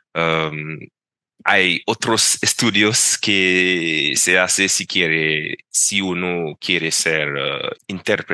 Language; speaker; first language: Spanish; non-native, fluent; English